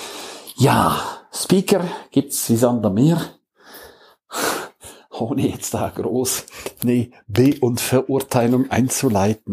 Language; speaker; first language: German; native; German